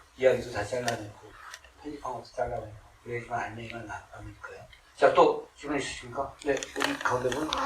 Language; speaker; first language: Korean; native; Korean